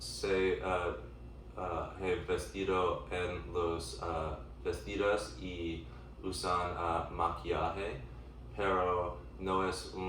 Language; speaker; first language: Spanish; non-native, learner; English